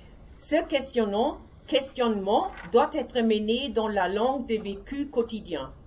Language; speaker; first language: French; non-native, learner; German